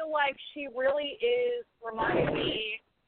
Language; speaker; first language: English; native; English